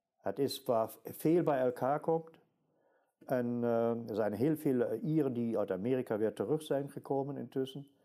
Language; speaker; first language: Dutch; non-native, fluent; German